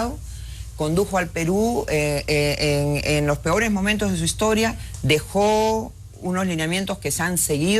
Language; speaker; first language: Spanish; native; Spanish